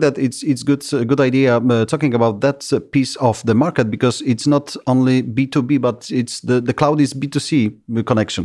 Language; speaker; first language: English; non-native, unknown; Polish